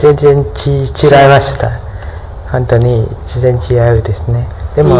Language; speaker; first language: Japanese; non-native, learner; Vietnamese